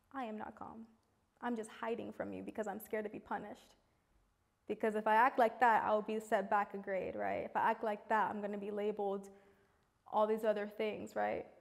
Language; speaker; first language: English; native; English